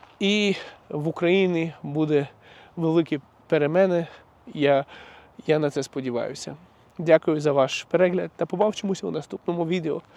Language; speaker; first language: Ukrainian; non-native, local second language; Russian